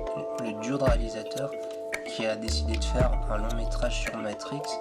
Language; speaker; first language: French; native; French